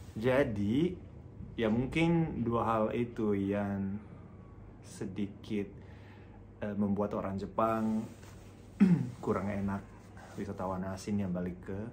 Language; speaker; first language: Indonesian; non-native, fluent; Japanese